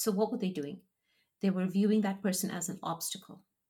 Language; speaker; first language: English; non-native, local second language; Punjabi